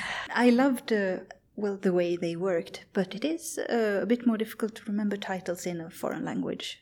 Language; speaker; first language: English; non-native, fluent; Swedish